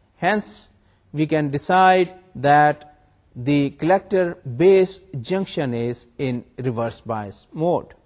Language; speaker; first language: English; non-native, local second language; Urdu